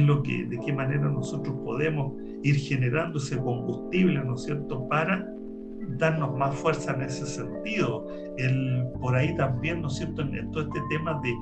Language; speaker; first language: Spanish; native; Spanish